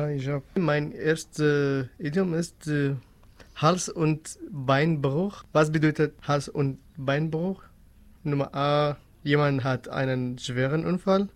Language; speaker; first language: German; non-native, learner; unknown